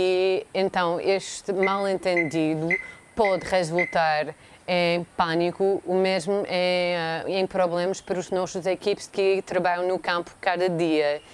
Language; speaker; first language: Portuguese; non-native, fluent; English